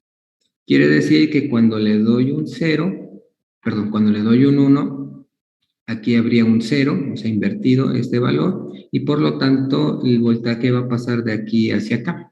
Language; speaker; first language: Spanish; native; Spanish